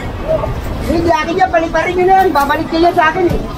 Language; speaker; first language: Filipino; native; Filipino